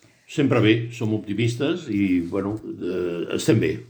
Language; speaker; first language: Catalan; native; Catalan